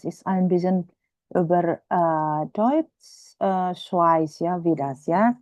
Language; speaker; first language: German; non-native, fluent; Indonesian